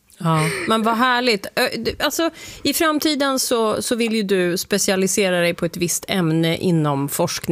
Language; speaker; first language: Swedish; native; Swedish